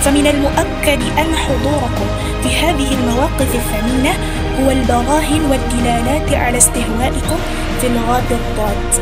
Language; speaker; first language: Arabic; non-native, learner; Indonesian